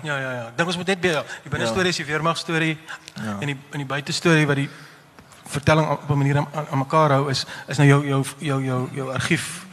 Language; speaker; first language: Afrikaans; native; Afrikaans